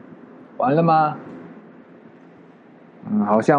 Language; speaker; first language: Chinese; non-native, learner; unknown